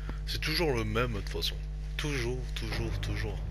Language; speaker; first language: French; native; French